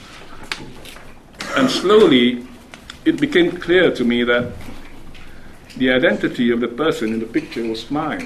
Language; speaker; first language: English; non-native, local second language; Malay